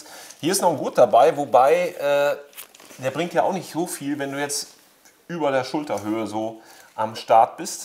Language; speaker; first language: German; native; German